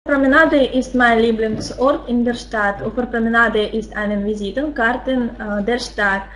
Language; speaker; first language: German; non-native, learner; Russian